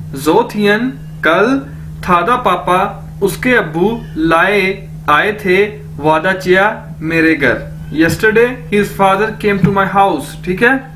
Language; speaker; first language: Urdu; native; Urdu